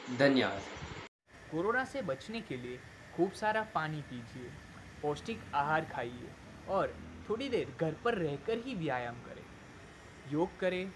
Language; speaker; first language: Hindi; non-native, local second language; Gujarati